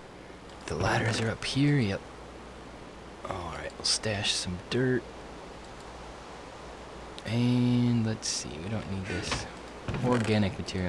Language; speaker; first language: English; native; English